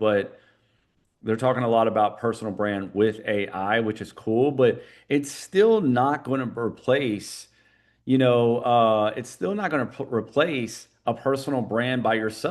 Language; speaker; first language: English; native; English